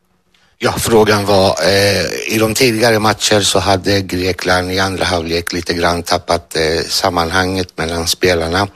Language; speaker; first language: Swedish; early bilingual, other home language; Greek